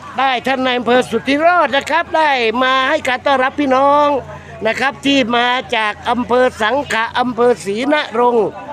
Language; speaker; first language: Thai; native; Thai